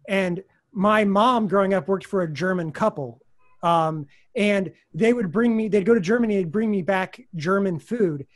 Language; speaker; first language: English; native; English